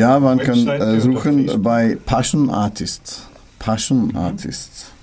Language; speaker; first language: German; non-native, learner; English